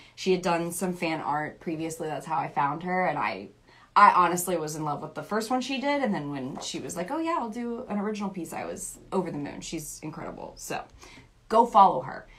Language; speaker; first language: English; native; English